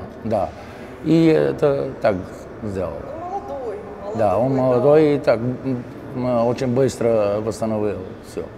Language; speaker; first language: Russian; non-native, learner; Bulgarian